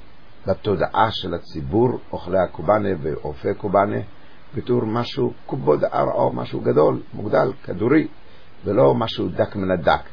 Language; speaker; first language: Hebrew; native; Hebrew